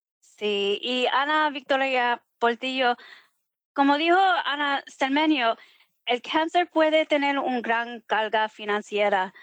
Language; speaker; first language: Spanish; early bilingual, heritage; Spanish